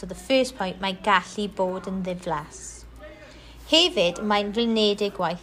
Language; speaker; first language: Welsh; non-native, local second language; English